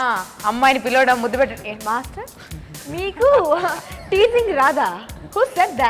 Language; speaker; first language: Telugu; native; Telugu